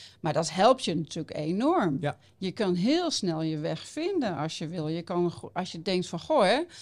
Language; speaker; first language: Dutch; native; Dutch